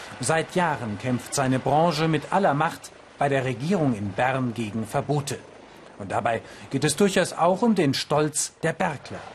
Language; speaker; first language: German; native; German